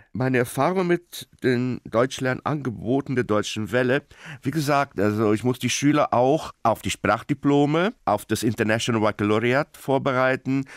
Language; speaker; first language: German; non-native, fluent; Portuguese